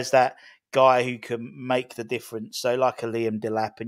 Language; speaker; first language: English; native; English